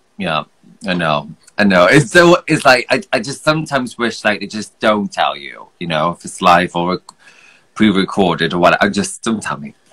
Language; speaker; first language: English; native; English